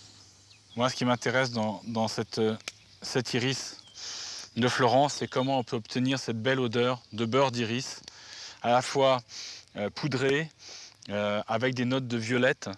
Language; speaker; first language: French; native; French